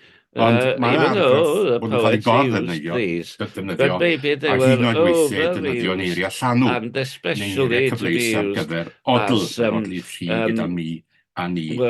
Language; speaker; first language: Welsh; native; Welsh